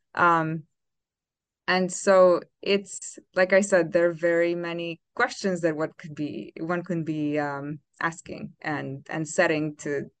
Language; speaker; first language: English; non-native, fluent; Romanian